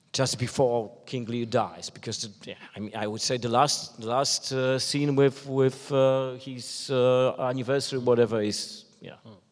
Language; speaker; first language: English; non-native, fluent; Polish